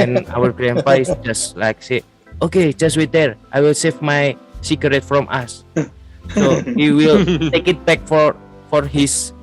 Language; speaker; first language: English; non-native, learner; Indonesian